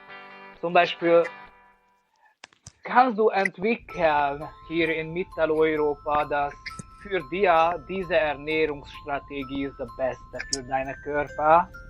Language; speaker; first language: German; non-native, learner; Hungarian